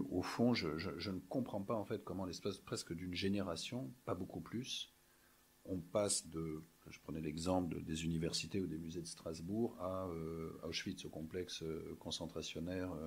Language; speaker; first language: French; native; French